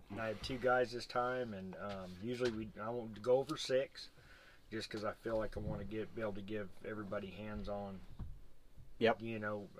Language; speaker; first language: English; native; English